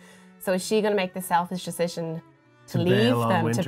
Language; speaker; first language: English; native; English